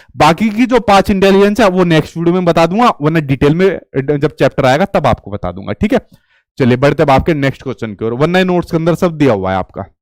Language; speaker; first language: Hindi; native; Hindi